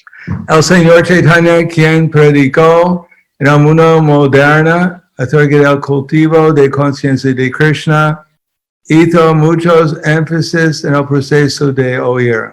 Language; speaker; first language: Spanish; non-native, fluent; English